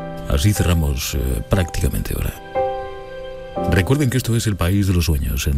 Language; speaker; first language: Spanish; native; Spanish